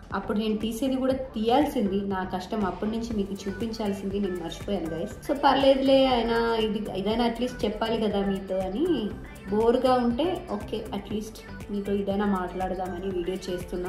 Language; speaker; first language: Telugu; non-native, local second language; Malayalam